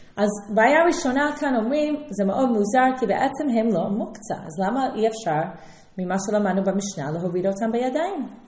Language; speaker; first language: Hebrew; non-native, fluent; English